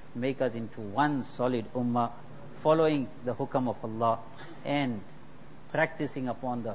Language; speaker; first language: English; native; English